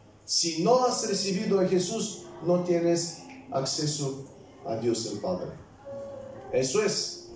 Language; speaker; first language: Spanish; non-native, fluent; Bulgarian